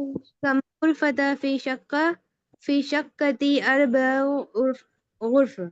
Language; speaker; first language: Arabic; non-native, learner; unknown